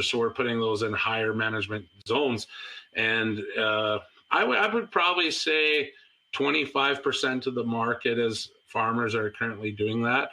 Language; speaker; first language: English; native; English